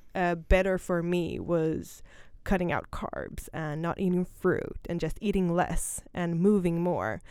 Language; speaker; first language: English; non-native, fluent; Swedish